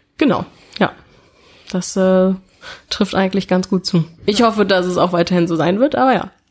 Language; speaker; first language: German; early bilingual, other home language; Italian